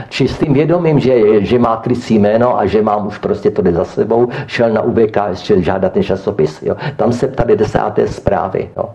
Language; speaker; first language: Czech; native; Czech